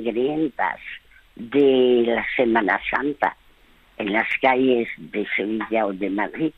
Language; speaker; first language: Spanish; early bilingual, other home language; French